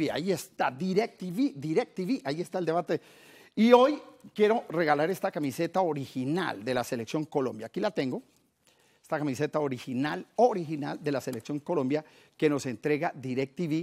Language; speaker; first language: Spanish; native; Spanish